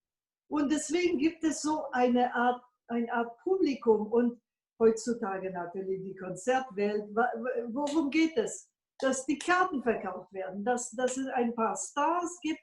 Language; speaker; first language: German; non-native, fluent; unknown